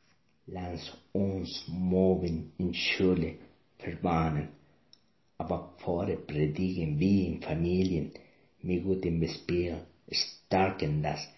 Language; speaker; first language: German; non-native, learner; Spanish